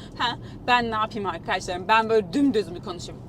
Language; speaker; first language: Turkish; native; Turkish